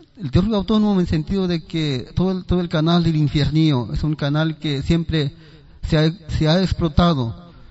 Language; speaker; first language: Spanish; non-native, local second language; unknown